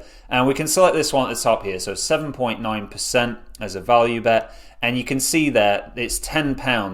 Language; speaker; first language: English; native; English